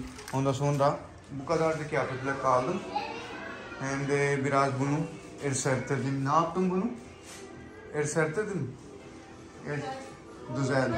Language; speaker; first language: Turkish; non-native, learner; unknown